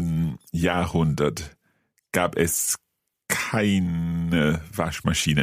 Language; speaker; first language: German; non-native, learner; English